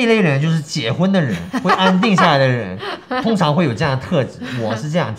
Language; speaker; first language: Chinese; native; Chinese